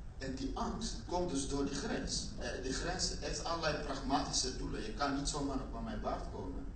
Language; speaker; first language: Dutch; non-native, fluent; Swahili